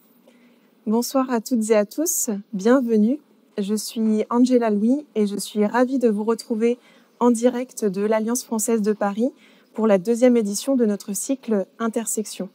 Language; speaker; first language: French; native; French